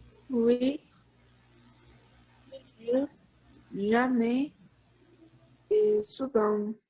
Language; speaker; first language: French; non-native, learner; Spanish